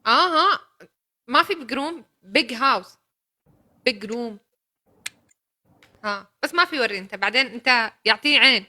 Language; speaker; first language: Arabic; native; Arabic